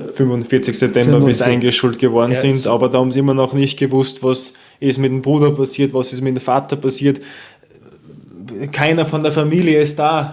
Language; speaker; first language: German; native; German